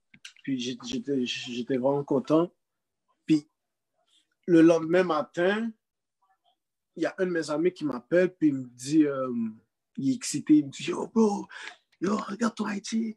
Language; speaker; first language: French; native; French